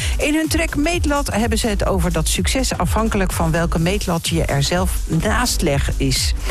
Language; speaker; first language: Dutch; native; Dutch